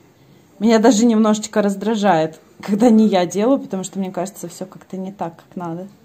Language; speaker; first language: Russian; native; Russian